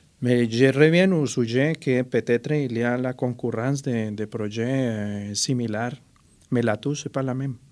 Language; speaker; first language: French; non-native, fluent; Spanish